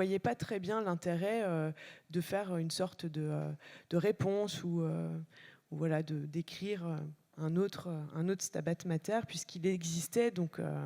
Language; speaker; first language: French; native; French